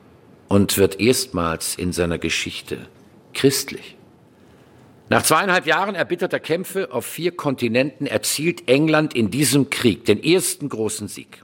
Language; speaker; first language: German; native; German